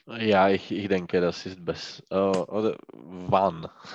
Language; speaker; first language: German; non-native, learner; Czech